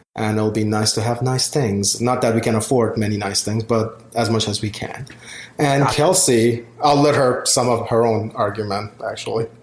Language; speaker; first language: English; non-native, fluent; Persian